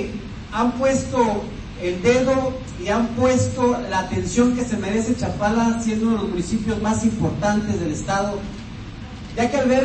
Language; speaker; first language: Spanish; native; Spanish